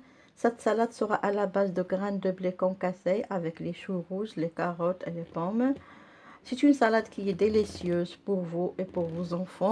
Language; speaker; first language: French; non-native, local second language; Arabic